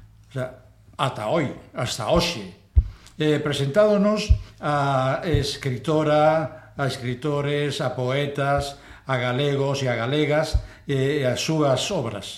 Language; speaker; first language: Galician; non-native, local second language; Spanish